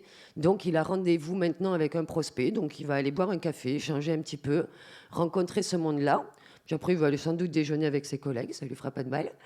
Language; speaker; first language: French; native; French